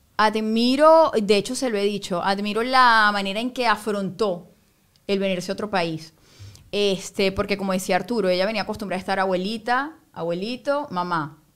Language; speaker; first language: Spanish; native; Spanish